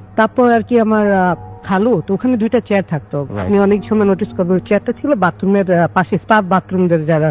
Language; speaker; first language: Bangla; early bilingual, heritage; Bangla